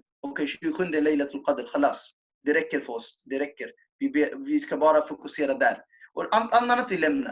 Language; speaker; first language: Swedish; non-native, fluent; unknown